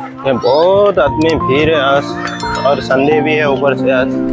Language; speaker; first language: Hindi; non-native, local second language; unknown